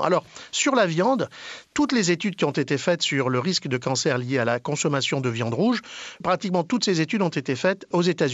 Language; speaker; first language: French; native; French